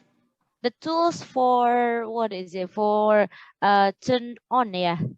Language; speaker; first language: English; non-native, learner; Indonesian